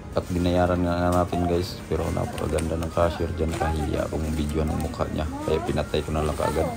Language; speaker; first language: Filipino; non-native, local second language; Cebuano